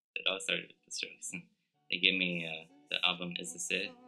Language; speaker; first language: English; native; English